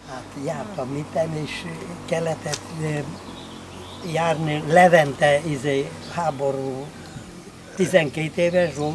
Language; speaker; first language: Hungarian; non-native, local second language; Romanian